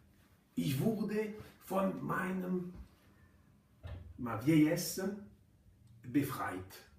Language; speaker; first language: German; non-native, fluent; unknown